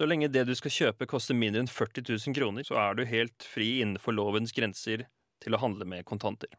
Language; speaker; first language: Norwegian; native; Norwegian